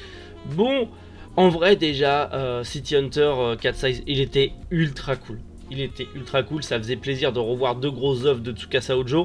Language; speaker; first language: French; native; French